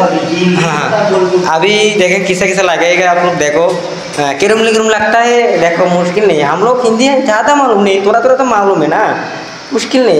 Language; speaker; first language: Hindi; non-native, learner; Bangla